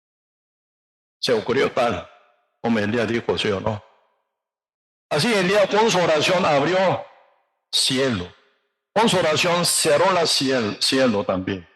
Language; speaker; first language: Spanish; non-native, learner; Korean